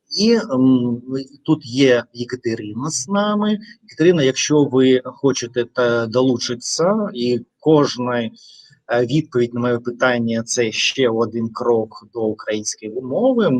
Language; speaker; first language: Ukrainian; non-native, fluent; Russian